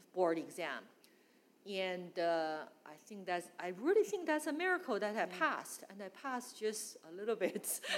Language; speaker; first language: English; non-native, fluent; Chinese